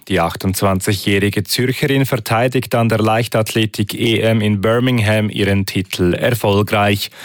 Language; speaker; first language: German; native; German